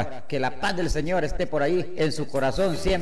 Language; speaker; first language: Spanish; native; Spanish